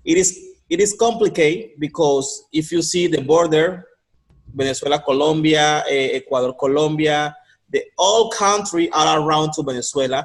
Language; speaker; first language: English; non-native, learner; Spanish